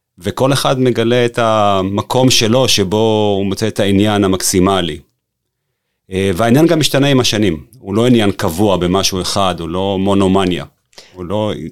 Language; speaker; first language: Hebrew; early bilingual, other home language; Russian